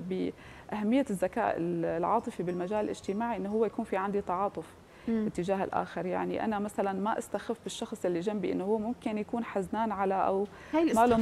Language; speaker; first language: Arabic; native; Arabic